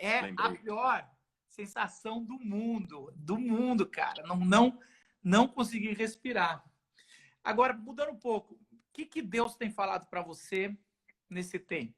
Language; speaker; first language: Portuguese; native; Portuguese